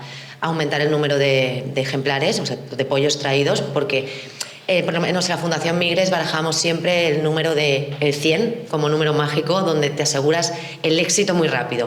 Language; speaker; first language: Spanish; native; Spanish